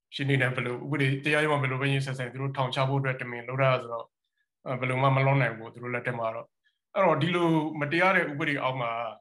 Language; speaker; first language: Burmese; native; Burmese